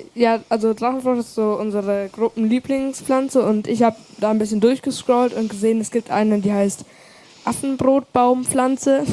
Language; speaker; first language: German; native; German